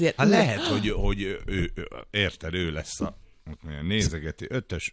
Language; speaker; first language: Hungarian; native; Hungarian